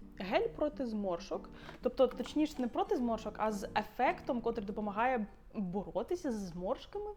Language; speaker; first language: Ukrainian; native; Ukrainian